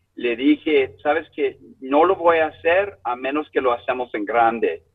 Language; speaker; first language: Spanish; non-native, fluent; English